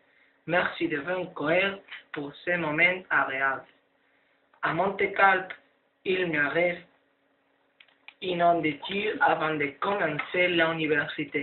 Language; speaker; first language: French; non-native, learner; Spanish